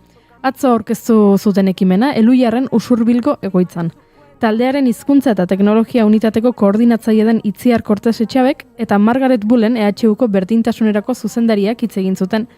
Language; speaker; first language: Basque; native; Basque